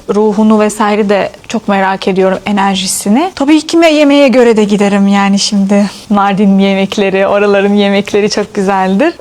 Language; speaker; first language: Turkish; non-native, fluent; Arabic